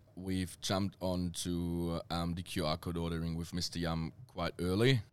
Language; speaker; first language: English; non-native, fluent; German